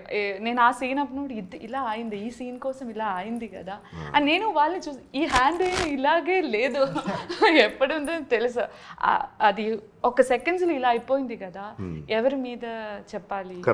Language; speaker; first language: Telugu; non-native, learner; Malayalam